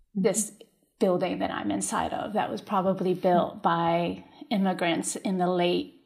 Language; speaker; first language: English; early bilingual, other home language; Spanish